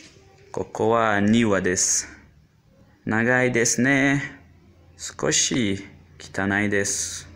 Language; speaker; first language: Japanese; non-native, learner; Portuguese